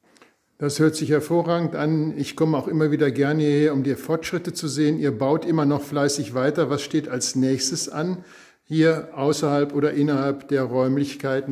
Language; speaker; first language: German; native; German